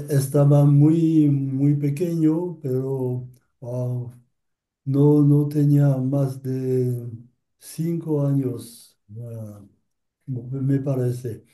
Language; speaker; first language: Spanish; non-native, learner; Polish